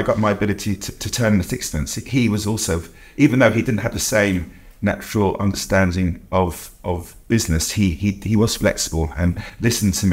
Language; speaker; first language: English; native; English